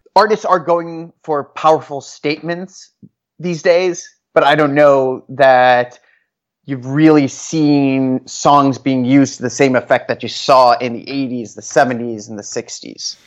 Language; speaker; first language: English; non-native, fluent; Norwegian